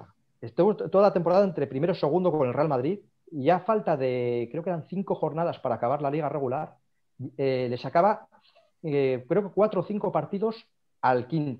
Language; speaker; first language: Spanish; native; Spanish